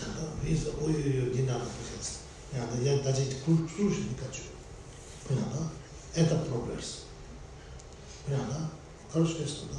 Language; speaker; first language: Russian; non-native, learner; Tibetan